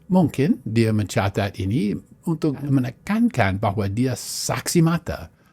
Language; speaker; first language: Malay; non-native, fluent; English